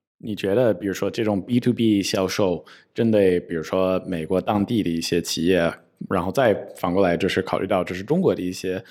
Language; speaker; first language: Chinese; non-native, fluent; English